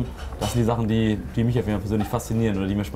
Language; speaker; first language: German; native; German